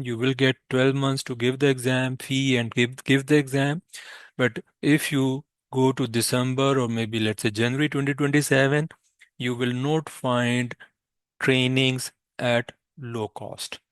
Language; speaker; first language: English; non-native, local second language; Urdu